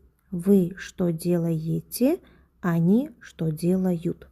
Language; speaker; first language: Russian; non-native, local second language; Uzbek